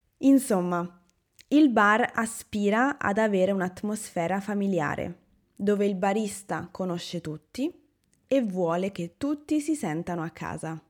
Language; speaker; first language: Italian; native; Italian